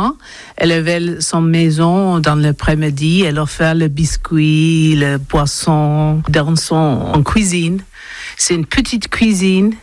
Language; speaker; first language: French; non-native, learner; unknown